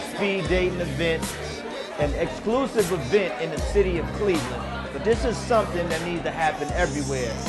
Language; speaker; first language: English; native; English